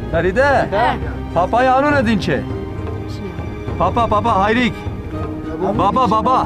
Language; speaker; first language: Armenian; early bilingual, heritage; Armenian